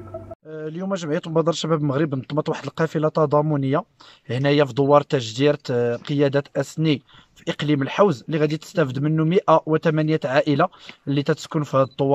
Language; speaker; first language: Arabic; native; Arabic